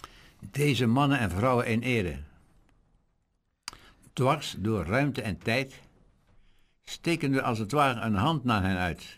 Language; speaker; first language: Dutch; native; Dutch